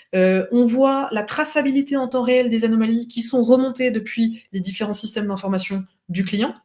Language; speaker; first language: French; native; French